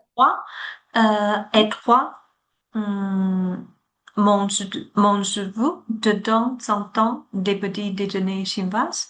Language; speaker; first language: French; non-native, learner; Chinese